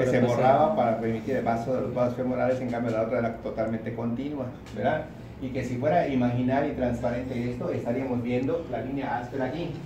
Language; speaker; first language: Spanish; native; Spanish